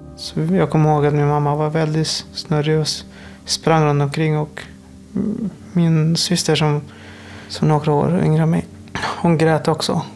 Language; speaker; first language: Swedish; non-native, fluent; Persian